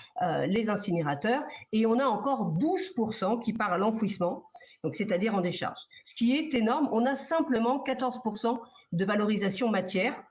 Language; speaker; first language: French; native; French